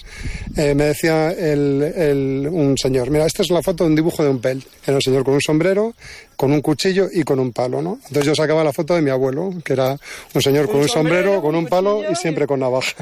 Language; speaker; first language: Spanish; native; Spanish